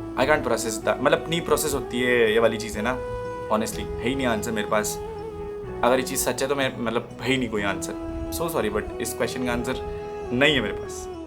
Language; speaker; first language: Hindi; native; Hindi